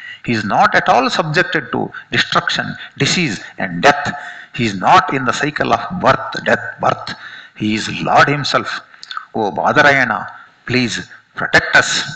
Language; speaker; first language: English; non-native, local second language; Kannada